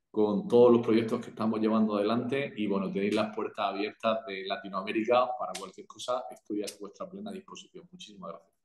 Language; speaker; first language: Spanish; native; Spanish